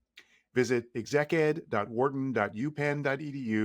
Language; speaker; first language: English; native; English